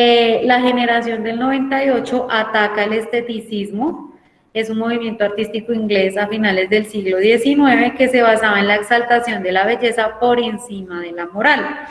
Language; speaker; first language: Spanish; native; Spanish